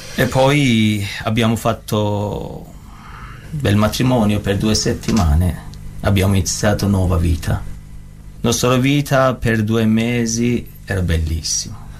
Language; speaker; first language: Italian; non-native, learner; Persian